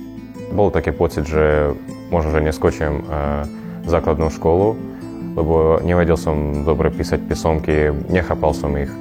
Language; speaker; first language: Slovak; non-native, fluent; Ukrainian